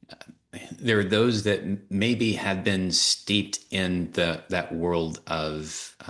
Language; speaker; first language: English; native; English